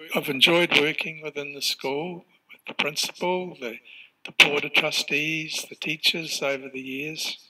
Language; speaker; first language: English; native; English